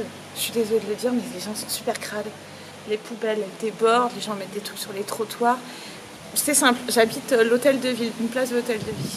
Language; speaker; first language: French; native; French